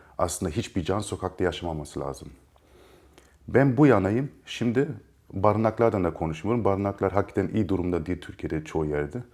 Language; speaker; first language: Turkish; early bilingual, heritage; Turkish